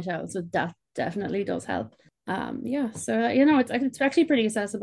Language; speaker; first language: English; native; English